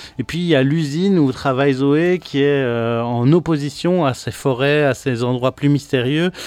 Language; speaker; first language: French; native; French